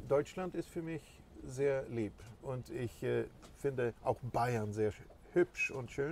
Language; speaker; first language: German; non-native, fluent; Swedish